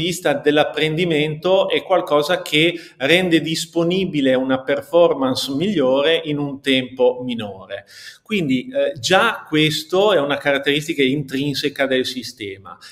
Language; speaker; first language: Italian; native; Italian